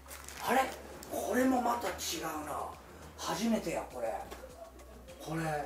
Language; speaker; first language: Japanese; native; Japanese